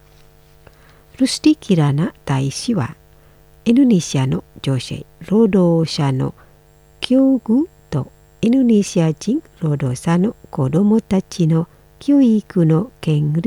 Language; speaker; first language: Japanese; non-native, fluent; Indonesian